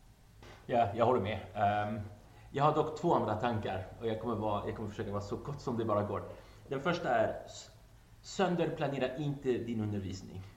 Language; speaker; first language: Swedish; non-native, fluent; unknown